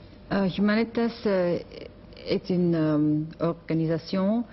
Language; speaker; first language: French; non-native, learner; English